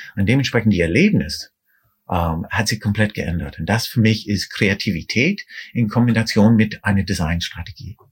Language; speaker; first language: German; non-native, fluent; English